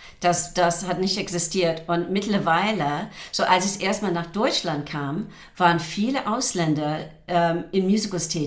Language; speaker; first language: German; non-native, fluent; English